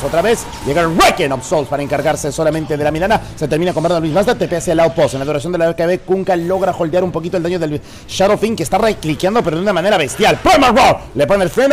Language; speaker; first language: Spanish; native; Spanish